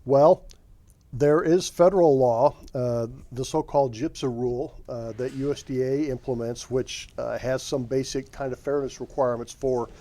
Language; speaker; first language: English; native; English